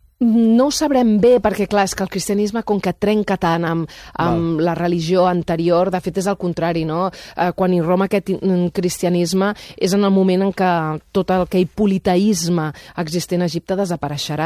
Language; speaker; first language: Catalan; native; Catalan